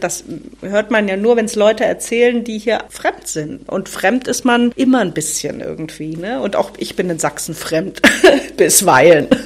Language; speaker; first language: German; native; German